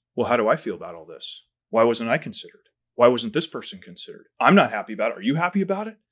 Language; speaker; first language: English; native; English